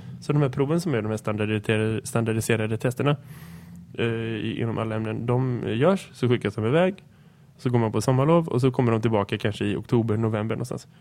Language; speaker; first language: Swedish; native; Swedish